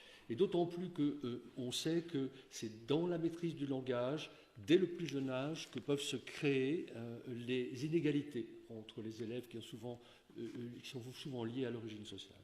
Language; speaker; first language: French; native; French